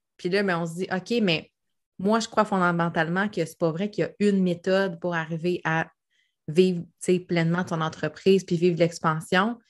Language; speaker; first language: French; native; French